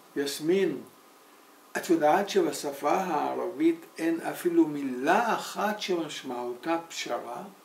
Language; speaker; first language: Hebrew; early bilingual, other home language; Arabic